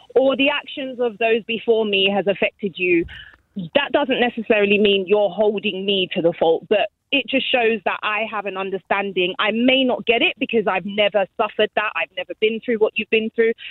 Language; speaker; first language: English; native; English